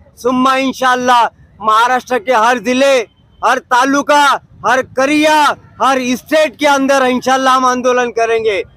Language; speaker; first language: Hindi; non-native, local second language; Urdu